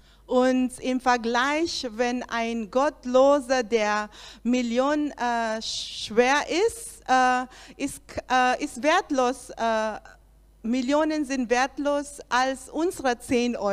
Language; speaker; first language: German; non-native, learner; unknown